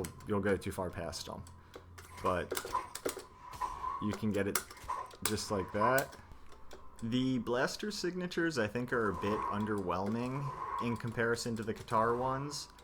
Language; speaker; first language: English; native; English